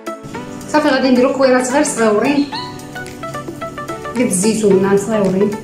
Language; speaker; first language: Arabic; native; Arabic